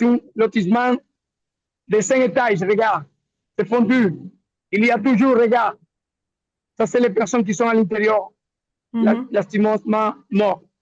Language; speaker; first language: French; non-native, learner; Spanish